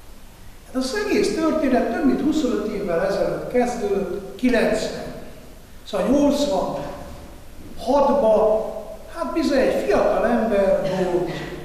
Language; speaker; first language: Hungarian; non-native, fluent; Italian